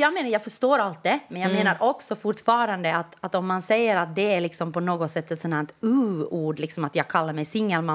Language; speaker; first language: Swedish; native; Swedish